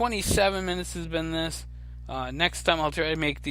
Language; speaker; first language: English; native; English